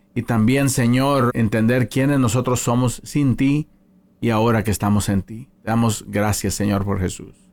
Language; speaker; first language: Spanish; native; Spanish